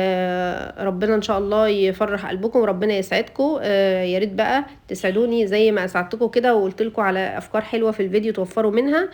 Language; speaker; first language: Arabic; native; Arabic